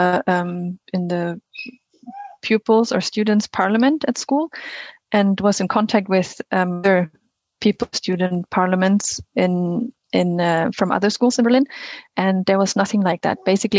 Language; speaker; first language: English; non-native, fluent; German